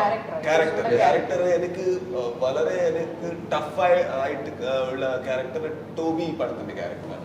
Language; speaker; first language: Malayalam; non-native, learner; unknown